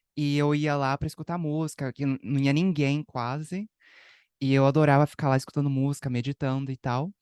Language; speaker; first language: Portuguese; native; Portuguese